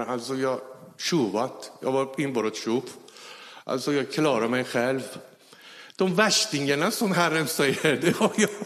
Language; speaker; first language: Swedish; non-native, fluent; Persian